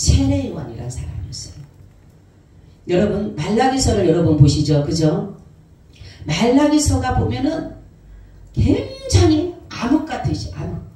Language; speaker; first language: Korean; native; Korean